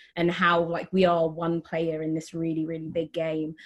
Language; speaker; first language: English; native; English